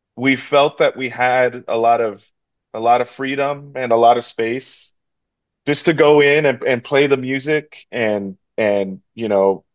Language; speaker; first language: English; early bilingual, other home language; Spanish